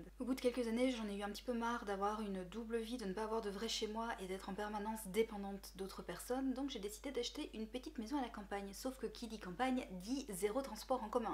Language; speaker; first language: French; native; French